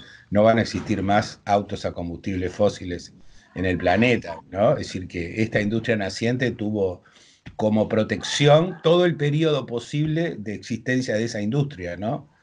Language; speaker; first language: Spanish; native; Spanish